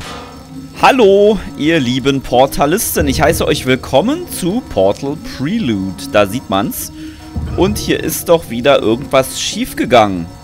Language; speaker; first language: German; native; German